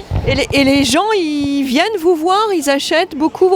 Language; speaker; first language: French; native; French